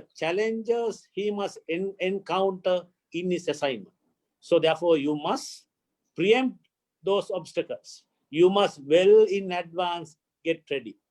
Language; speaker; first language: English; non-native, local second language; Sinhala